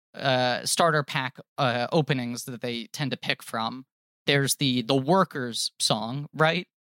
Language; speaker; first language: English; native; English